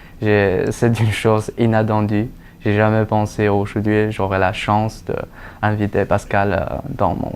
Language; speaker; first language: French; non-native, fluent; Chinese